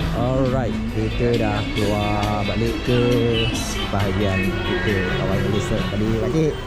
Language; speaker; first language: Malay; native; Malay